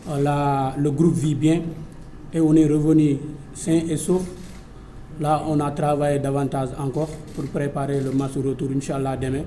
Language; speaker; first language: French; non-native, local second language; Arabic